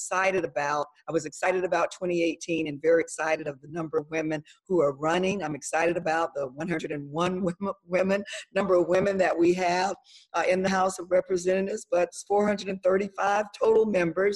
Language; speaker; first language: English; native; English